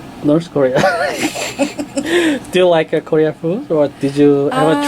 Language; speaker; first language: English; non-native, learner; Korean